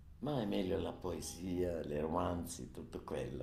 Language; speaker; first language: Italian; non-native, learner; German